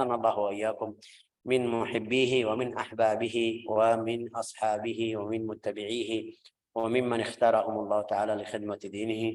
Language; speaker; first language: Arabic; native; Arabic